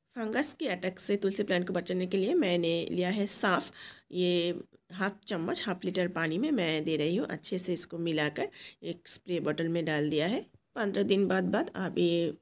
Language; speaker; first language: Hindi; non-native, local second language; Bangla